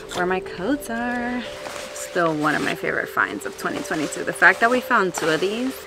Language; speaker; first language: English; non-native, fluent; Spanish